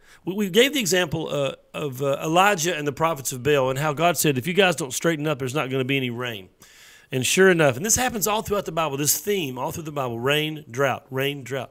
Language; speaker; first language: English; native; English